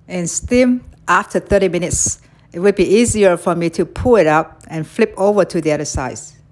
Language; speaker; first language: English; non-native, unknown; Vietnamese